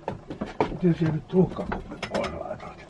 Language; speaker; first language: Finnish; native; Finnish